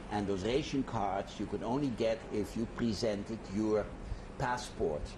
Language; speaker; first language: English; non-native, fluent; Dutch